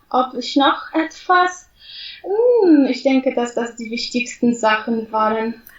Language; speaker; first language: German; non-native, fluent; Polish